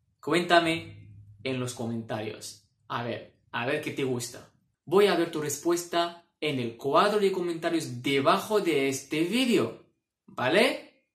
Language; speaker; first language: Spanish; non-native, fluent; Arabic